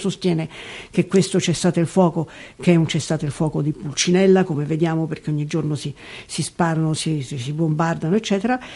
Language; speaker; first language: Italian; native; Italian